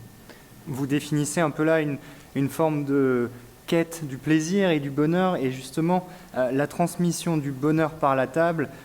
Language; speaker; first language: French; native; French